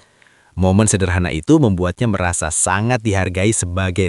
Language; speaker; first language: Indonesian; native; Indonesian